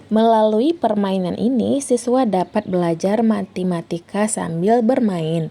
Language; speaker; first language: Indonesian; native; Indonesian